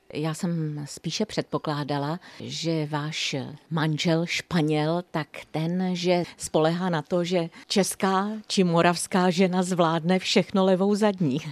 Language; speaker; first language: Czech; native; Czech